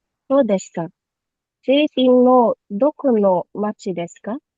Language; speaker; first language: Japanese; non-native, learner; Filipino